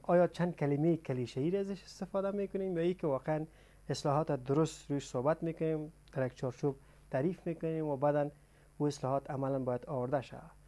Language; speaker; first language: Persian; native; Persian